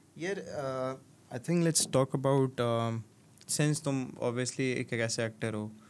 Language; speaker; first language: Urdu; native; Urdu